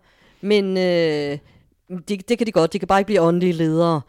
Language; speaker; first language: Danish; native; Danish